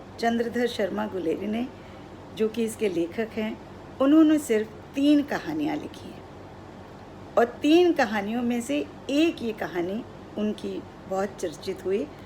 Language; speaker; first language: Hindi; non-native, local second language; Odia